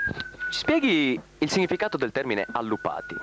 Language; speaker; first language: Italian; native; Italian